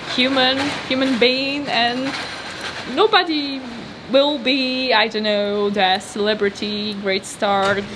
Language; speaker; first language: English; non-native, fluent; Polish